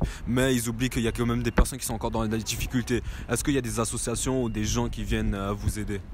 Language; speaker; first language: French; native; French